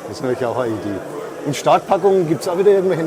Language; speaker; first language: German; native; German